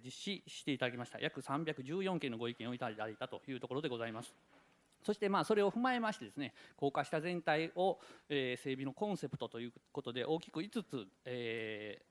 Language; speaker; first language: Japanese; native; Japanese